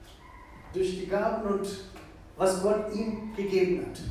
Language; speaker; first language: German; non-native, fluent; Tamil